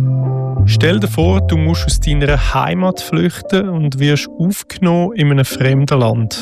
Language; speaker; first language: German; native; German